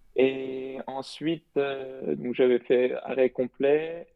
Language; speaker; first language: French; native; French